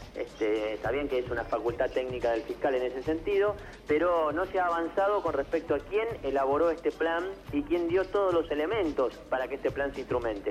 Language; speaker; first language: Spanish; native; Spanish